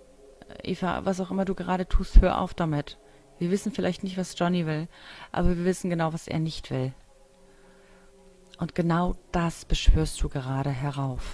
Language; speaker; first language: German; native; German